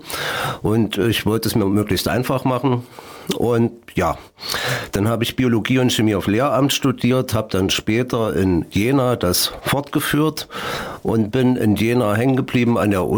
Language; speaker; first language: German; native; German